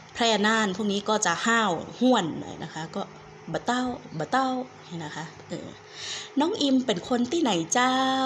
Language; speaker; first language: Thai; native; Thai